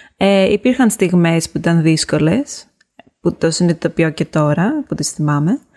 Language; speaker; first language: Greek; native; Greek